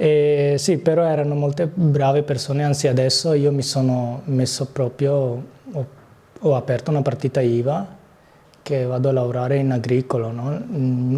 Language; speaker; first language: Italian; early bilingual, other home language; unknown